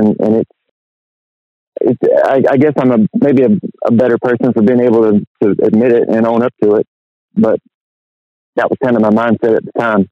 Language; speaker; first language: English; native; English